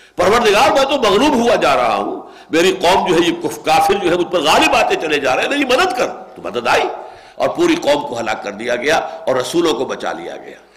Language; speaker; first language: Urdu; native; Urdu